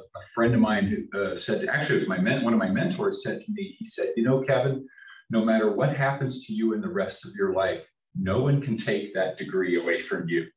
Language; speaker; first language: English; native; English